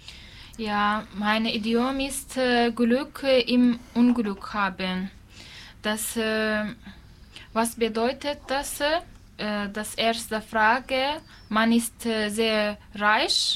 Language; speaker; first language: German; non-native, learner; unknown